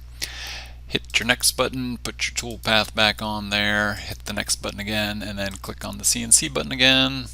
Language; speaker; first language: English; native; English